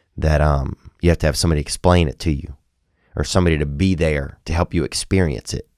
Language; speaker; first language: English; native; English